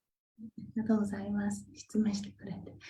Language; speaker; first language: Japanese; non-native, fluent; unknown